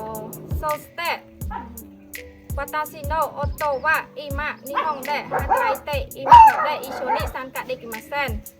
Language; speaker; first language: Japanese; non-native, learner; Khmer